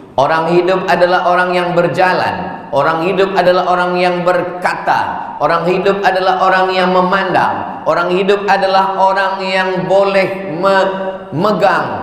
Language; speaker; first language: Malay; native; Malay